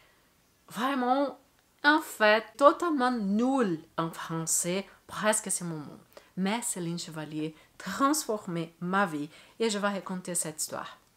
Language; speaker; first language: French; non-native, learner; Portuguese